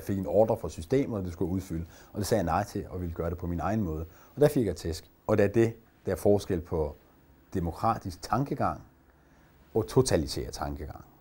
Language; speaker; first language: Danish; early bilingual, other home language; Persian